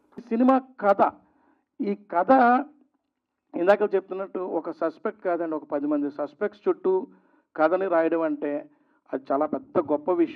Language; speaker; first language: Telugu; native; Telugu